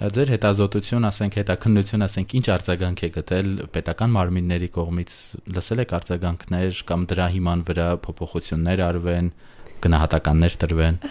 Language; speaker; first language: Armenian; native; Armenian